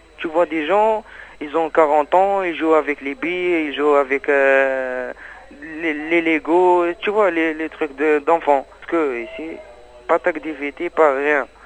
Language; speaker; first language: French; non-native, learner; Arabic